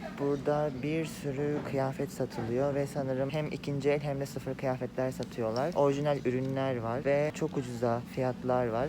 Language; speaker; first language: Turkish; native; Turkish